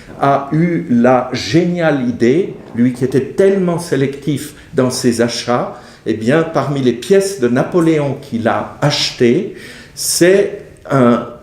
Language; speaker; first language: French; native; French